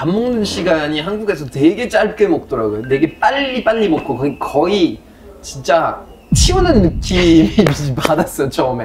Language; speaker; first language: Korean; non-native, fluent; French